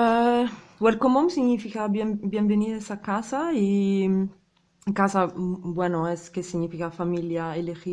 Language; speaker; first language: Spanish; non-native, fluent; Italian